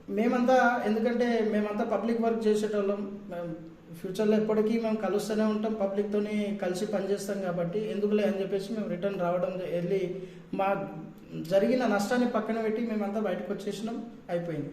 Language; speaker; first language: Telugu; native; Telugu